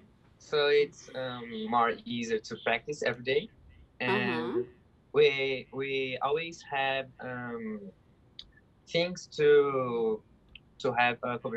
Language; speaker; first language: English; non-native, learner; Portuguese